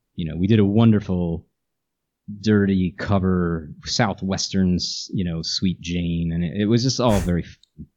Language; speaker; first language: English; native; English